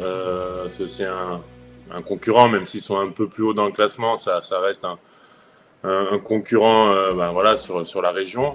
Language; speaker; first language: French; native; French